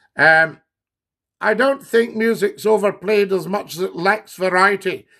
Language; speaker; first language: English; native; English